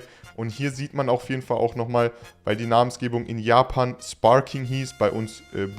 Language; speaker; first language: German; native; German